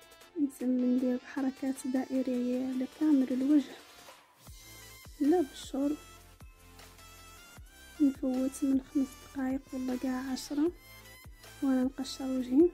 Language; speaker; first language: Arabic; native; Arabic